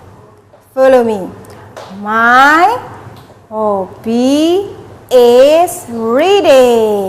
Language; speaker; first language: English; non-native, learner; Indonesian